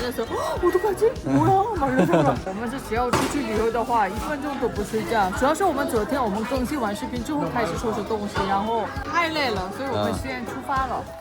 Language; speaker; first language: Chinese; non-native, fluent; Korean